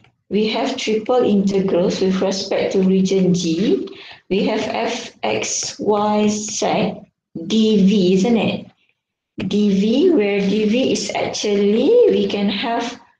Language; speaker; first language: English; non-native, local second language; Malay